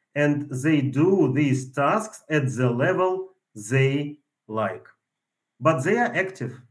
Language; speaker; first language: English; non-native, fluent; Ukrainian